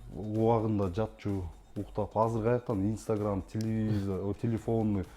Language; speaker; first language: Russian; non-native, local second language; Kyrgyz